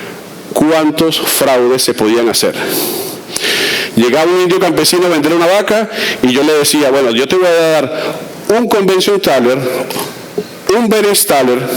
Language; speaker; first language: Spanish; native; Spanish